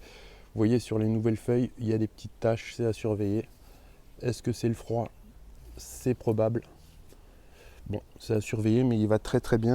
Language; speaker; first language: French; native; French